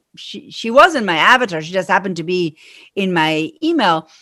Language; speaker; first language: English; non-native, fluent; Spanish